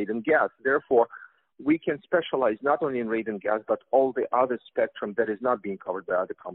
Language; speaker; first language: English; non-native, fluent; Russian